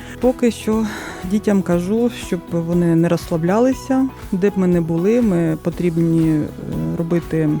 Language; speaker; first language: Ukrainian; non-native, local second language; Russian